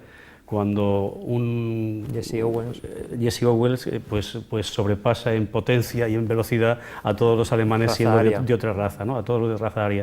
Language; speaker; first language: Spanish; native; Spanish